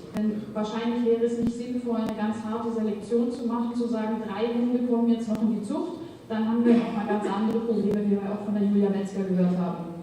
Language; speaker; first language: German; native; German